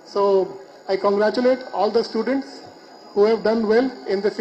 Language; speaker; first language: English; non-native, local second language; Telugu